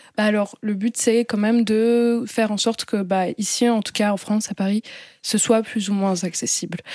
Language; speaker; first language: French; native; French